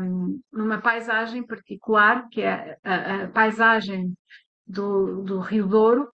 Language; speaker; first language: Portuguese; native; Portuguese